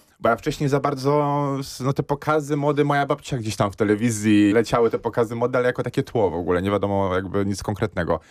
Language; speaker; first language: Polish; native; Polish